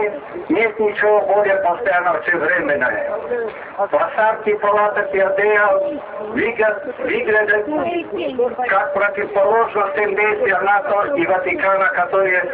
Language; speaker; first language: Russian; non-native, fluent; Serbian